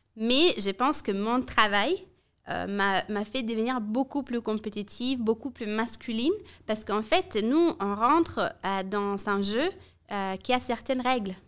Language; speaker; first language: French; non-native, fluent; Italian